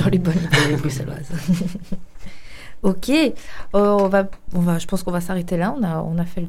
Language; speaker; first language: French; native; French